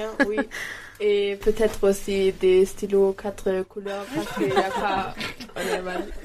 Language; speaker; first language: French; non-native, learner; German